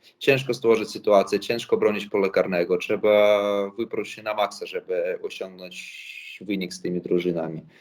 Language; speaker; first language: Polish; non-native, fluent; Latvian